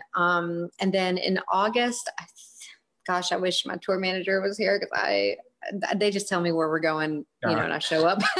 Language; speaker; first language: English; native; English